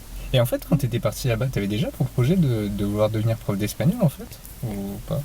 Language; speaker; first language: French; native; French